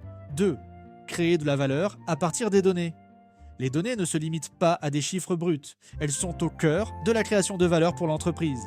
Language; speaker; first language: French; native; French